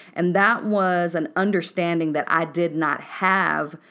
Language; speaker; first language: English; native; English